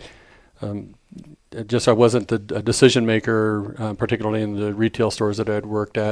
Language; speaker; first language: English; native; English